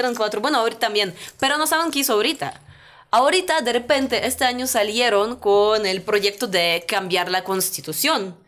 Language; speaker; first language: Spanish; non-native, fluent; Russian